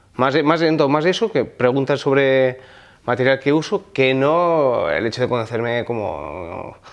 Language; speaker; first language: Spanish; non-native, local second language; Occitan